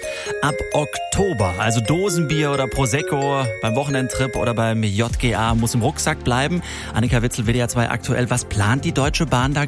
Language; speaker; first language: German; native; German